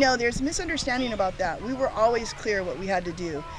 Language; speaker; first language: English; native; English